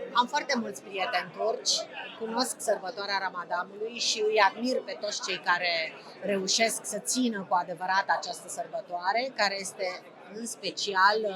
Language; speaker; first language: Romanian; native; Romanian